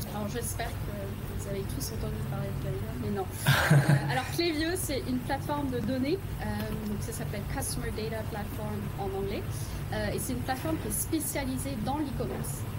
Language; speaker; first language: French; non-native, fluent; Vietnamese